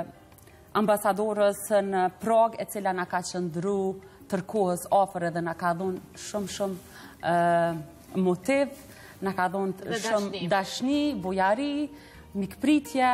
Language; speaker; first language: Albanian; native; Albanian